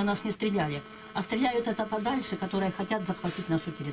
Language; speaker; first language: Russian; native; Russian